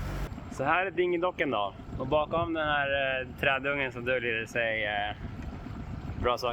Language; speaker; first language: Swedish; native; Swedish